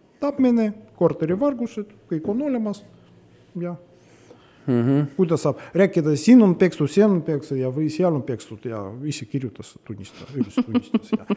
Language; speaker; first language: Estonian; non-native, local second language; Russian